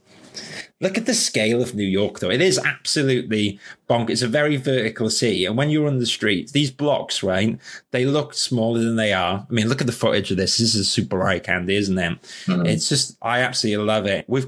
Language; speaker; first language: English; native; English